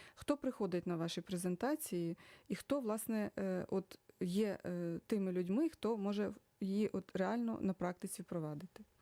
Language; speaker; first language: Ukrainian; native; Ukrainian